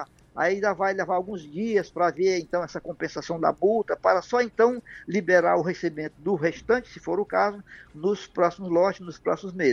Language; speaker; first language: Portuguese; native; Portuguese